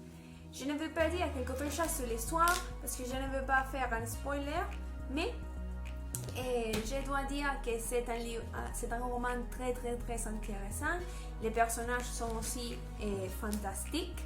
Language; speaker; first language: French; non-native, learner; Spanish